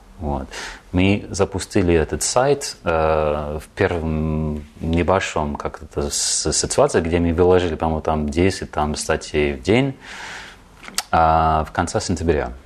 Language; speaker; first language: Russian; non-native, fluent; English